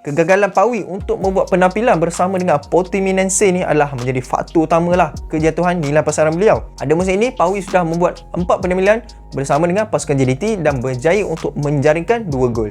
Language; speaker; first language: Malay; native; Malay